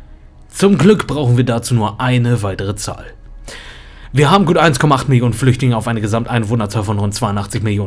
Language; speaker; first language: German; native; German